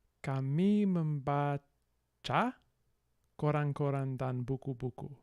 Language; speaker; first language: Indonesian; non-native, learner; English